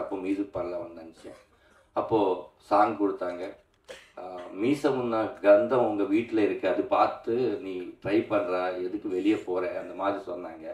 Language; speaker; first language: Tamil; non-native, learner; Telugu